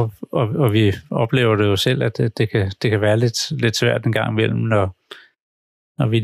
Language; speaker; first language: Swedish; non-native, learner; Danish